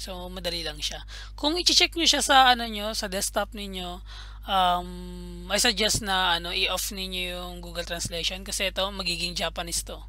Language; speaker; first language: Filipino; native; Filipino